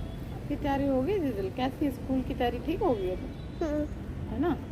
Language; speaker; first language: Hindi; native; Hindi